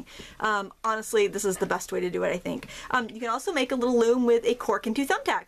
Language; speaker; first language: English; native; English